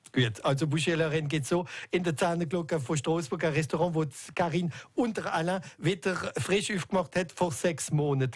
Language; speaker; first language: German; native; German